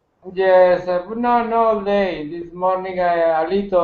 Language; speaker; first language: English; non-native, learner; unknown